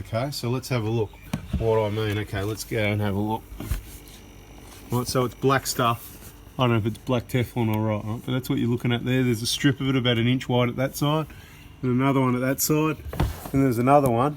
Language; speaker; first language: English; native; English